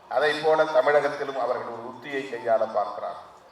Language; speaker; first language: Tamil; native; Tamil